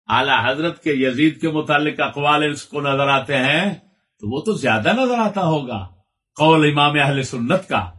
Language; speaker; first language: Urdu; non-native, local second language; Punjabi